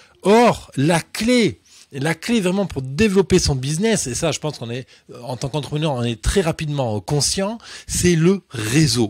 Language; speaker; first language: French; native; French